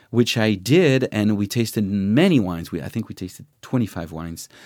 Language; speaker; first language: English; non-native, fluent; French